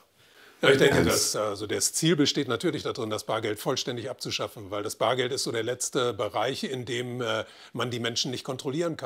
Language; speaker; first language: German; native; German